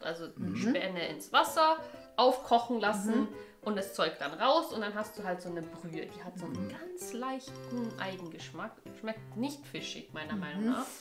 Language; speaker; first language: German; native; German